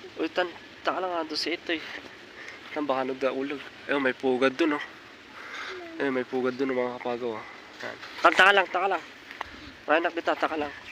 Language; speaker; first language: Filipino; non-native, local second language; Iloko